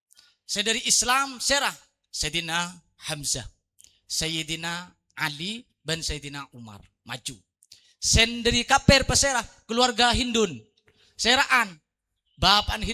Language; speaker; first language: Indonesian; non-native, local second language; Madurese